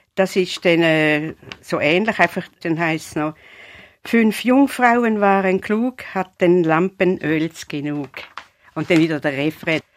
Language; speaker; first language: German; native; German